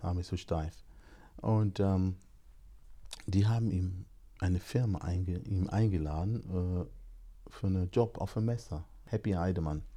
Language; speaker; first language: German; non-native, fluent; English